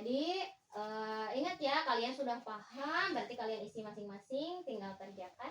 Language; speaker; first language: Indonesian; native; Indonesian